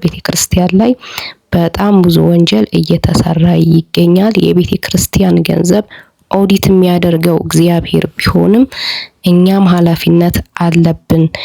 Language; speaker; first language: Amharic; native; Amharic